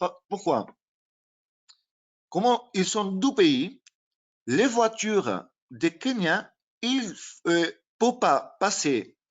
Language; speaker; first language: French; non-native, learner; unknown